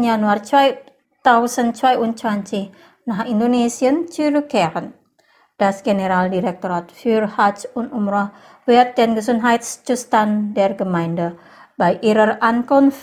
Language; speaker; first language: German; non-native, fluent; Indonesian